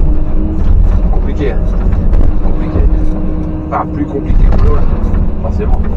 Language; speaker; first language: French; native; French